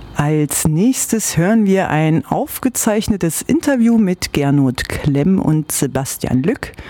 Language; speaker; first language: German; native; German